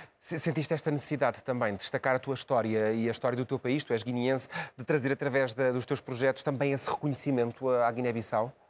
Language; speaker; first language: Portuguese; native; Portuguese